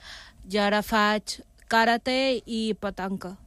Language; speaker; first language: Catalan; non-native, local second language; Spanish